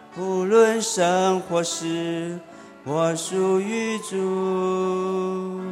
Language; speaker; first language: Chinese; native; Chinese